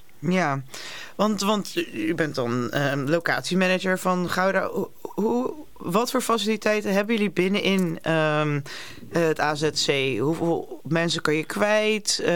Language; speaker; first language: Dutch; native; Dutch